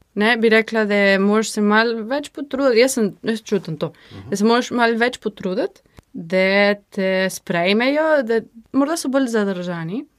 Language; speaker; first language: Slovenian; early bilingual, heritage; Slovenian